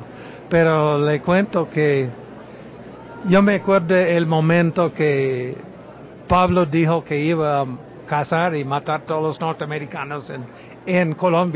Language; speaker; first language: Spanish; non-native, fluent; English